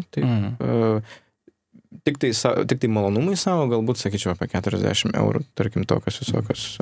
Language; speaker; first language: Lithuanian; native; Lithuanian